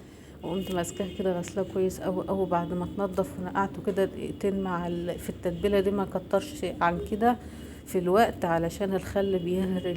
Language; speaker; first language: Arabic; native; Arabic